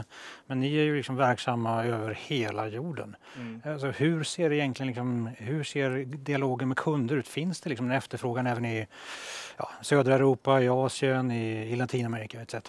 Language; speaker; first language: Swedish; native; Swedish